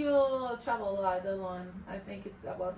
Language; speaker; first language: English; non-native, learner; Portuguese